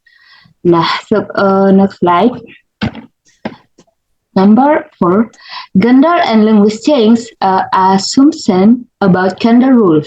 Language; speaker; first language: English; non-native, learner; Indonesian